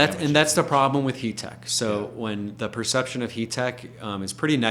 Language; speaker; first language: English; native; English